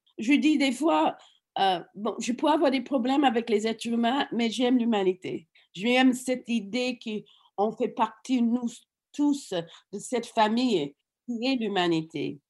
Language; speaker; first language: French; non-native, fluent; English